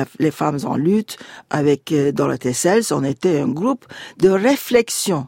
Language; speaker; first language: French; non-native, fluent; Turkish